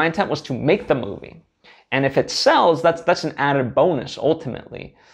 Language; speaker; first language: English; native; English